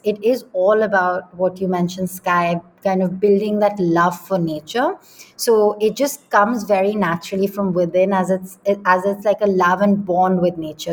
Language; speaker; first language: English; non-native, local second language; Hindi